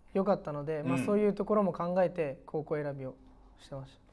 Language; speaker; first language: Japanese; native; Japanese